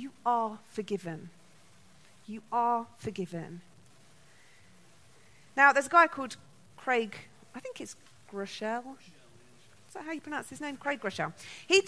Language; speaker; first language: English; native; English